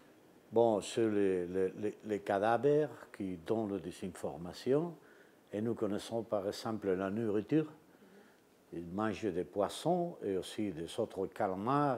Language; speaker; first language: French; non-native, fluent; Spanish